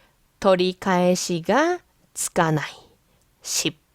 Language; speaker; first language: Japanese; non-native, fluent; Korean